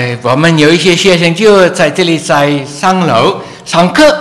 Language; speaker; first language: Chinese; non-native, learner; English